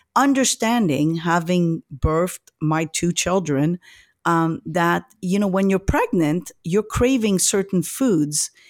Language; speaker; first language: English; early bilingual, other home language; French